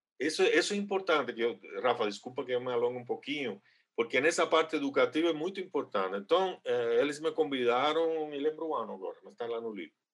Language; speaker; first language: Portuguese; non-native, fluent; Spanish